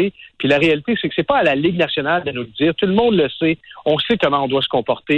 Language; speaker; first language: French; native; French